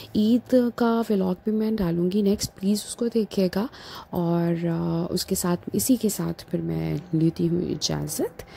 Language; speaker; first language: Urdu; native; Urdu